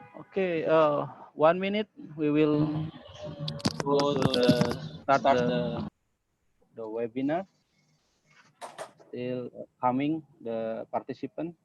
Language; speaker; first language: English; non-native, learner; Indonesian